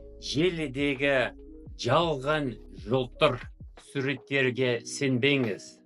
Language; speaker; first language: Kazakh; non-native, fluent; English